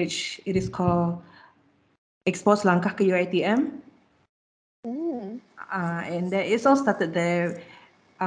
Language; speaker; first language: English; non-native, local second language; Malay